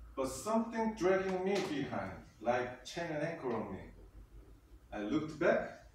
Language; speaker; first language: English; non-native, fluent; Korean